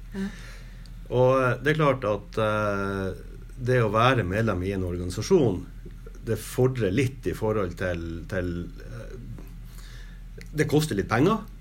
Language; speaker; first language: Norwegian; native; Norwegian